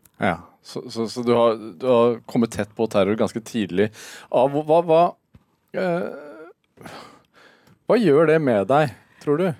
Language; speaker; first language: Norwegian; native; Norwegian